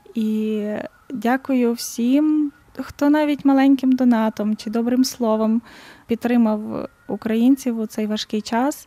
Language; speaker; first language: Ukrainian; native; Ukrainian